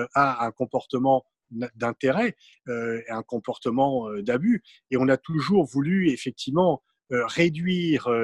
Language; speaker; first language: French; native; French